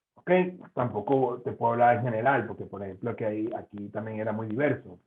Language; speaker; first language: Spanish; native; Spanish